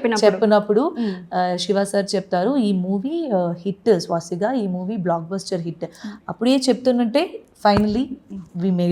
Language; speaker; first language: Telugu; non-native, learner; Malayalam